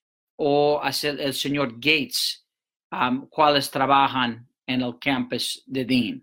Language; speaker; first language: Spanish; non-native, fluent; English